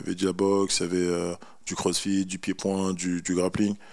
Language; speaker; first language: French; native; French